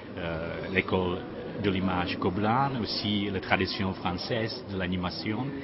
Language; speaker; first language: French; non-native, fluent; Czech